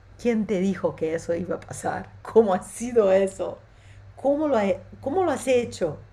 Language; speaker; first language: Spanish; non-native, fluent; Portuguese